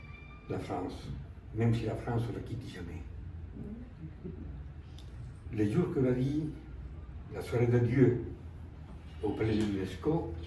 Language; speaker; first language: French; non-native, fluent; Spanish